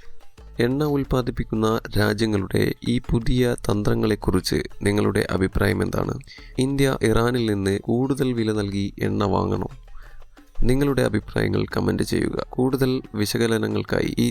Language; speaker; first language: Malayalam; native; Malayalam